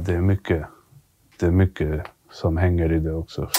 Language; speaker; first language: Swedish; early bilingual, other home language; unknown